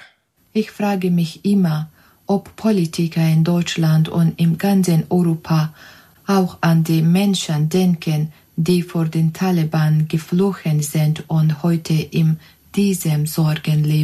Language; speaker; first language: German; non-native, learner; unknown